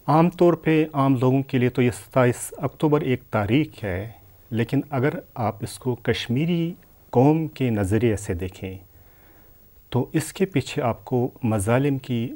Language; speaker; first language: Urdu; non-native, local second language; Kashmiri